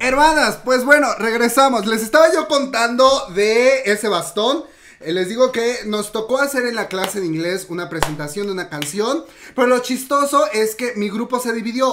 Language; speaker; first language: Spanish; native; Spanish